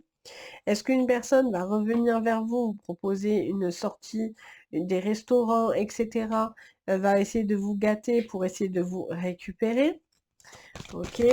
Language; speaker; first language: French; native; French